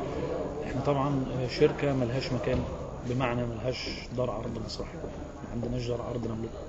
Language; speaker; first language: Arabic; native; Arabic